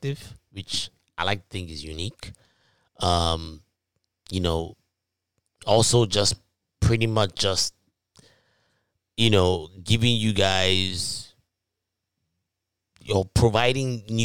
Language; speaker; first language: English; non-native, local second language; Yoruba